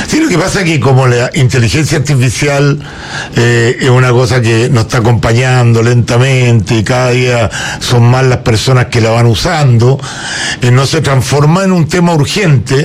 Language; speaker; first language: Spanish; native; Spanish